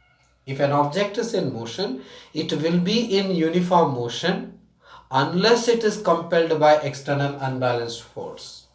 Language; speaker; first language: English; non-native, local second language; Tamil